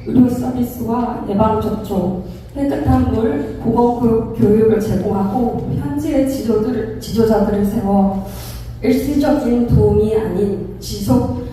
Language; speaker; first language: Korean; early bilingual, heritage; Korean